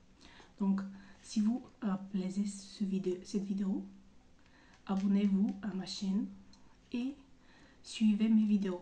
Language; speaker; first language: French; non-native, fluent; Bulgarian